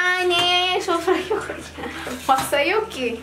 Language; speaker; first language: Turkish; non-native, learner; Indonesian